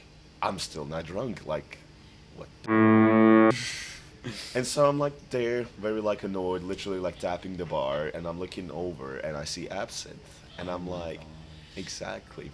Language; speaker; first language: English; non-native, fluent; Croatian